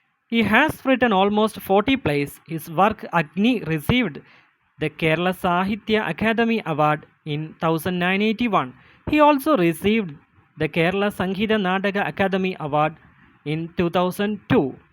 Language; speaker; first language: English; non-native, local second language; Malayalam